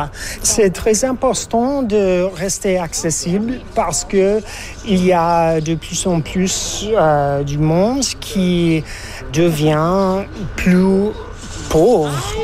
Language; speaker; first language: French; non-native, fluent; English